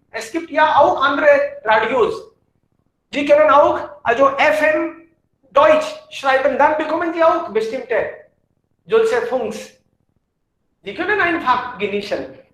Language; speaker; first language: German; non-native, fluent; Hindi